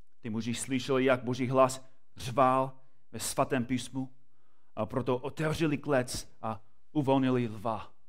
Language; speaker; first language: Czech; non-native, fluent; English